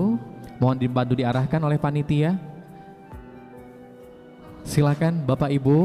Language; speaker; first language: Indonesian; native; Indonesian